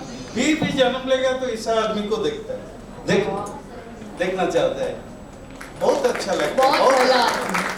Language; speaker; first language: Hindi; non-native, local second language; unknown